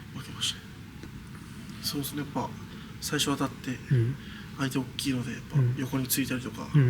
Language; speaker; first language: Japanese; native; Japanese